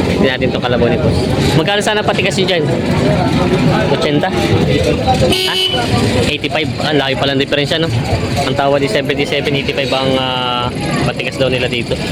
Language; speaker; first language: Filipino; native; Filipino